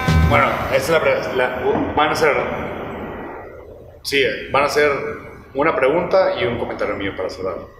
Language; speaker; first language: Spanish; native; Spanish